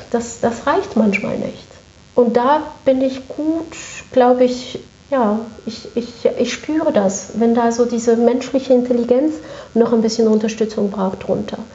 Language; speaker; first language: German; non-native, fluent; French